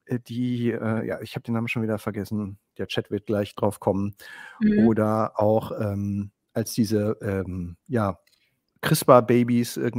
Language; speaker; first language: German; native; German